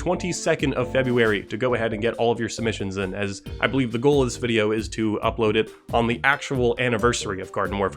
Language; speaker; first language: English; native; English